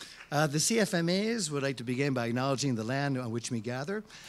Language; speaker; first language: English; early bilingual, other home language; French